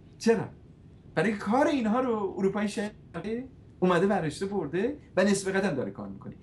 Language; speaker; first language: Persian; early bilingual, heritage; Persian